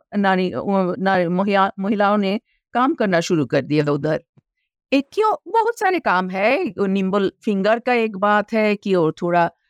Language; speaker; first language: Hindi; non-native, local second language; Bangla